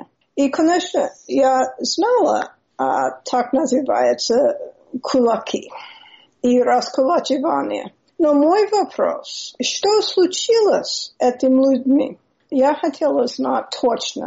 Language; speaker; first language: Russian; non-native, learner; English